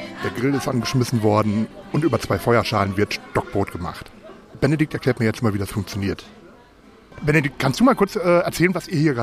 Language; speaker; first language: German; native; German